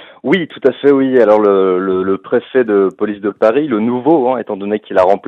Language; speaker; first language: French; native; French